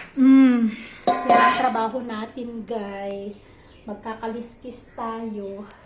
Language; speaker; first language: Filipino; native; Filipino